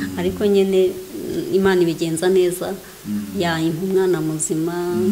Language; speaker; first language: Kinyarwanda; native; Kinyarwanda